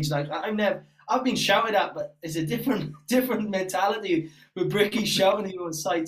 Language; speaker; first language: English; native; English